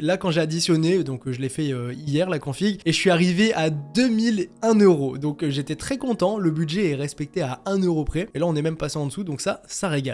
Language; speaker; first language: French; native; French